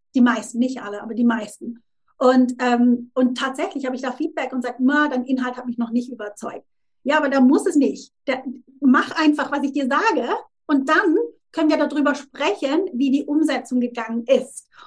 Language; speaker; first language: German; native; German